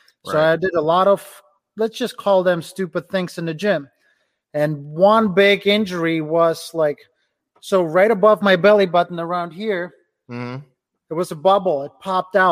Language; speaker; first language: English; non-native, fluent; Ukrainian